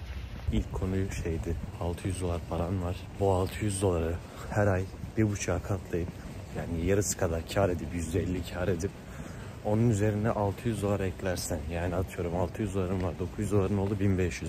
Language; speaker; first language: Turkish; native; Turkish